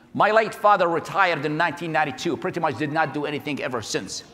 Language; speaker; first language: English; non-native, fluent; Arabic